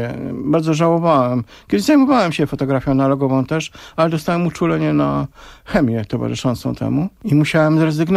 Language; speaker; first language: Polish; native; Polish